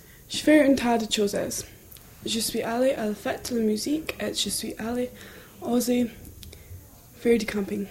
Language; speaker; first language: French; non-native, learner; English